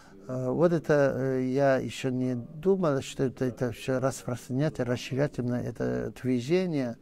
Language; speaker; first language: Russian; non-native, learner; Korean